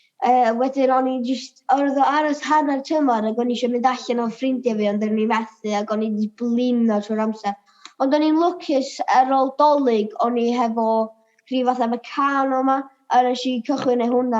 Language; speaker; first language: Welsh; native; Welsh